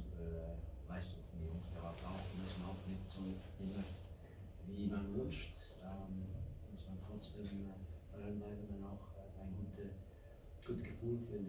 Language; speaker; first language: German; non-native, learner; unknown